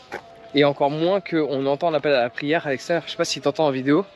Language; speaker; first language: French; native; French